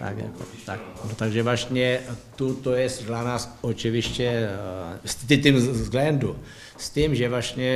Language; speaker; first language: Czech; non-native, learner; Polish